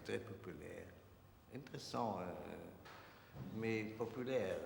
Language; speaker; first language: French; non-native, fluent; German